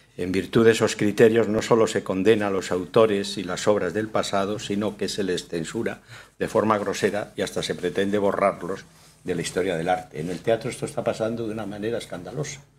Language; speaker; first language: Spanish; native; Spanish